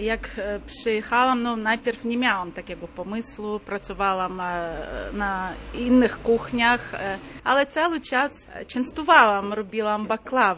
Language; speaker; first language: Polish; non-native, fluent; Crimean Tatar